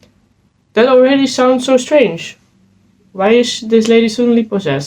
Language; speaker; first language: English; non-native, fluent; Dutch